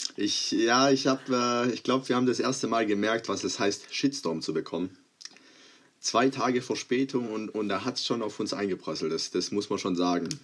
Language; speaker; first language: German; early bilingual, other home language; Croatian